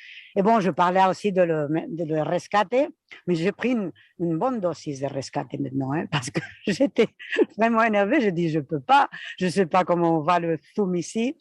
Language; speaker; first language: French; non-native, fluent; Spanish